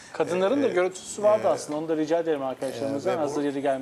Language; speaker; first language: Turkish; native; Turkish